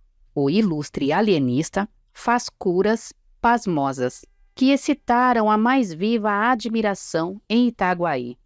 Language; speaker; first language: Portuguese; native; Portuguese